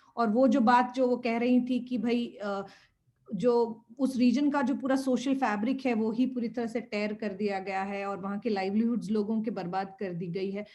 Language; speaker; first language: Hindi; non-native, local second language; Bangla